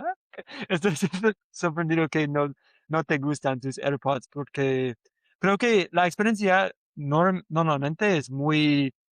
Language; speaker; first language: Spanish; non-native, learner; English